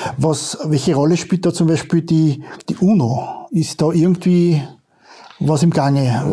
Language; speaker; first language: German; native; German